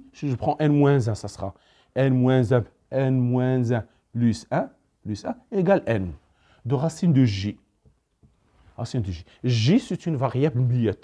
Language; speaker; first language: French; non-native, local second language; Arabic